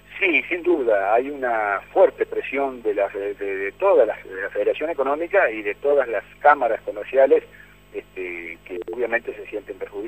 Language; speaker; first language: Spanish; native; Spanish